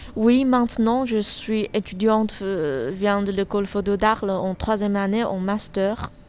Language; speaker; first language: French; non-native, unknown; Chinese